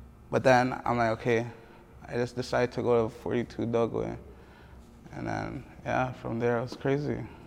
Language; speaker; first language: English; early bilingual, other home language; French